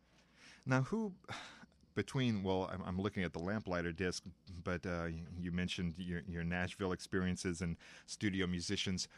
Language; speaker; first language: English; native; English